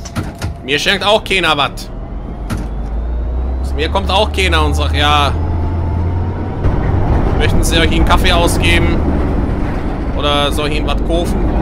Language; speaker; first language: German; native; German